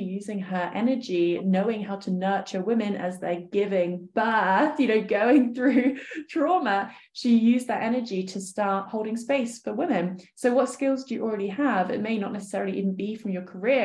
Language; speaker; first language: English; native; English